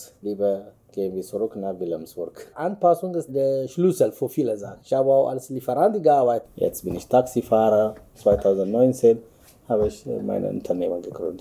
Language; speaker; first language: German; non-native, learner; Amharic